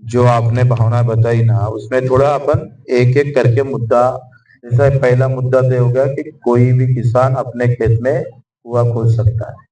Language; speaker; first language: Hindi; non-native, local second language; Marathi